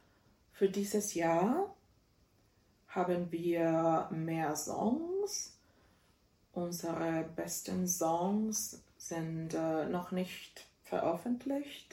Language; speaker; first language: German; non-native, fluent; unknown